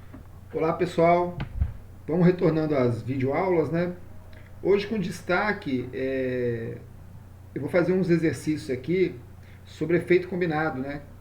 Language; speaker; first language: Portuguese; native; Portuguese